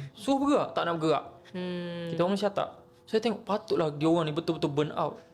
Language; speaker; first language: Malay; native; Malay